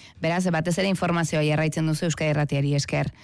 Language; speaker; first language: Basque; native; Basque